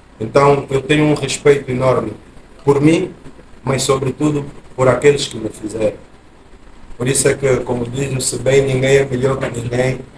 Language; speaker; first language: Portuguese; native; Portuguese